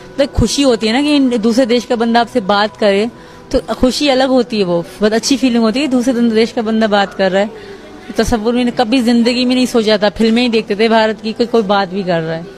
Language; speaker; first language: Urdu; non-native, local second language; Sindhi